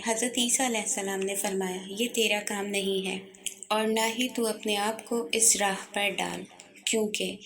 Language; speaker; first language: Urdu; native; Urdu